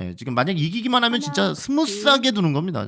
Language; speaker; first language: Korean; native; Korean